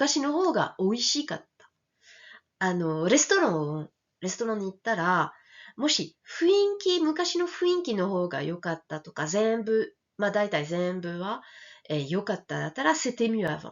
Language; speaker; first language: Japanese; non-native, fluent; French